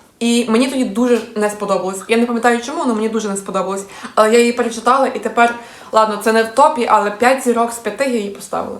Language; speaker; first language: Ukrainian; native; Ukrainian